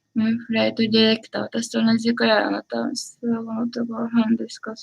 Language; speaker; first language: Japanese; non-native, fluent; Swedish